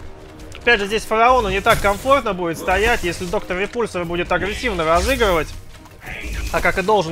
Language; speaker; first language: Russian; native; Russian